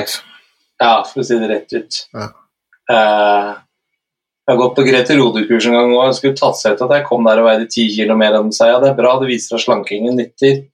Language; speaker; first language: Norwegian; native; Norwegian